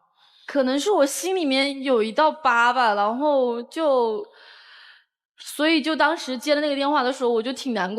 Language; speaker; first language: Chinese; native; Chinese